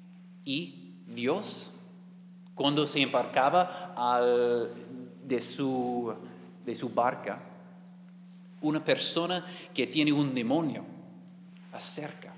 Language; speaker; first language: Spanish; non-native, learner; English